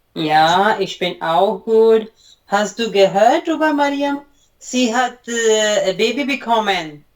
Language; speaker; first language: German; non-native, learner; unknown